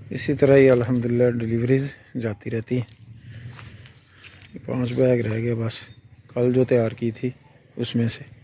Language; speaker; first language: Hindi; non-native, local second language; Punjabi